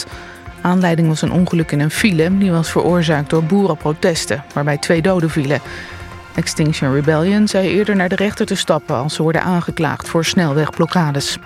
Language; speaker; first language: Dutch; native; Dutch